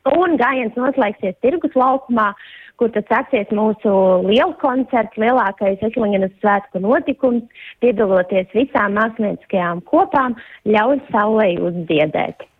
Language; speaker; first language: Latvian; early bilingual, heritage; Latvian